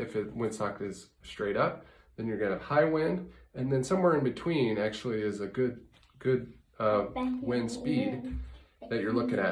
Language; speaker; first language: English; native; English